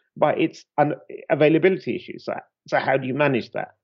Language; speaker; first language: English; native; English